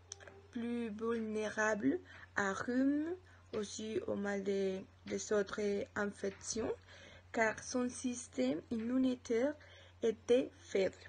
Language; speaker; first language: French; non-native, learner; Spanish